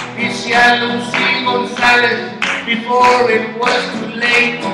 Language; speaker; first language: English; native; English